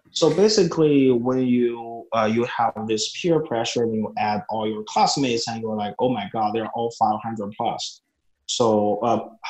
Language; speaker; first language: English; non-native, fluent; Chinese